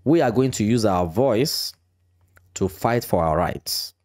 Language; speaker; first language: English; non-native, local second language; Yoruba